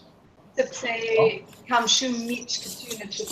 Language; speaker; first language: Albanian; non-native, learner; English